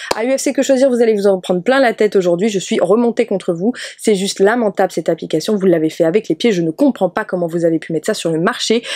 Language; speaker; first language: French; native; French